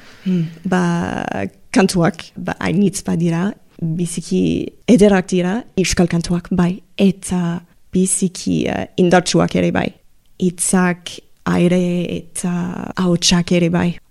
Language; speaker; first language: Basque; non-native, learner; English